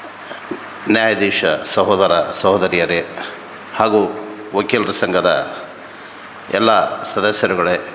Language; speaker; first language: Kannada; native; Kannada